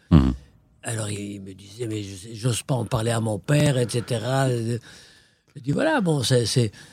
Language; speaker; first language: French; non-native, local second language; Arabic